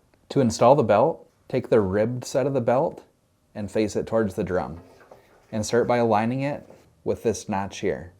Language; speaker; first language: English; native; English